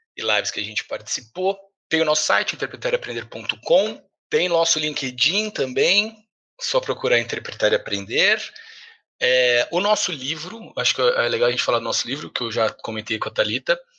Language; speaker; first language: Portuguese; native; Portuguese